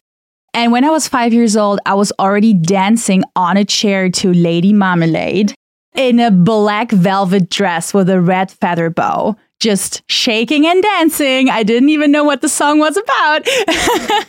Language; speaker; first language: English; non-native, fluent; German